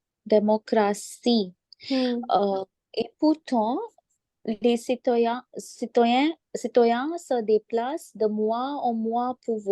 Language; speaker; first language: French; non-native, learner; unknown